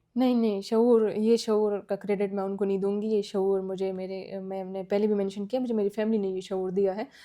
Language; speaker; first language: Urdu; non-native, local second language; Pashto